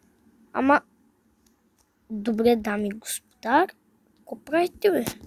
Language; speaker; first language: Bulgarian; non-native, local second language; Turkish